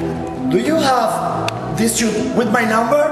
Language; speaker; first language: English; non-native, local second language; Spanish